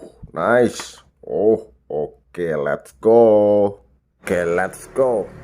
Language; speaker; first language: English; non-native, learner; Indonesian